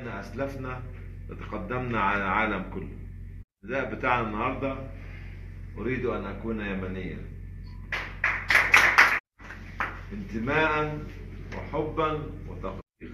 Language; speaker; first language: Arabic; native; Arabic